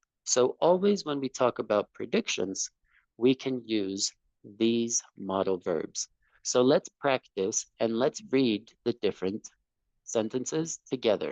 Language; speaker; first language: English; non-native, fluent; Spanish